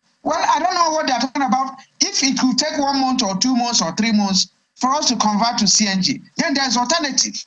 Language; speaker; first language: English; non-native, local second language; Igbo